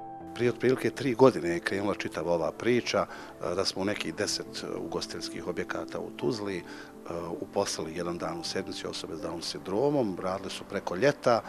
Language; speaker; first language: Bosnian; native; Bosnian